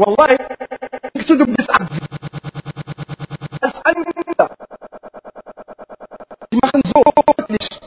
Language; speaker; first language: German; non-native, learner; Arabic